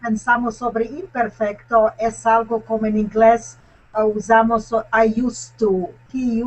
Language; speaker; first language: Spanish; non-native, learner; English